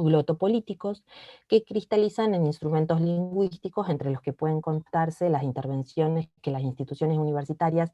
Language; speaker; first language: Spanish; native; Spanish